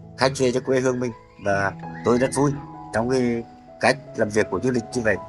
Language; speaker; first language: Vietnamese; native; Vietnamese